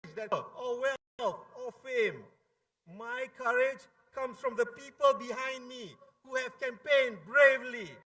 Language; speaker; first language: English; non-native, local second language; Malay